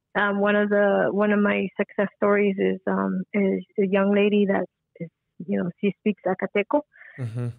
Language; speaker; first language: English; early bilingual, other home language; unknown